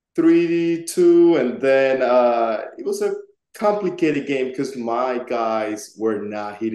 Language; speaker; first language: English; non-native, fluent; Spanish